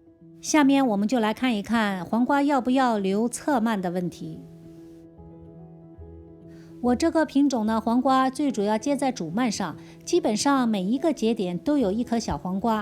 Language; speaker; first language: Chinese; native; Chinese